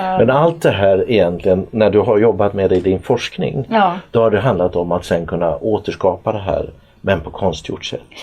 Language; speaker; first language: Swedish; native; Swedish